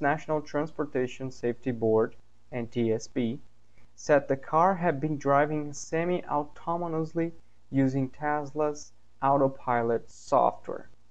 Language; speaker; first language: English; non-native, fluent; Portuguese